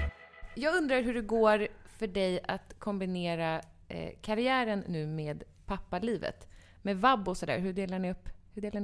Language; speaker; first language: Swedish; native; Swedish